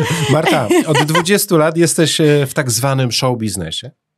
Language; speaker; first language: Polish; native; Polish